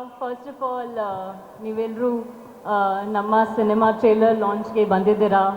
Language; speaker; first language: Kannada; non-native, local second language; Hindi